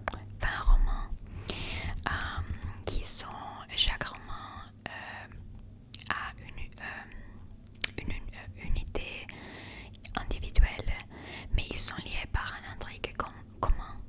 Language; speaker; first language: French; non-native, learner; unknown